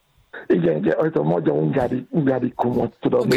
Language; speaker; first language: Hungarian; non-native, fluent; Yoruba